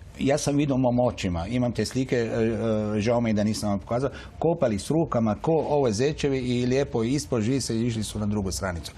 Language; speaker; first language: Bosnian; non-native, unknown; Arabic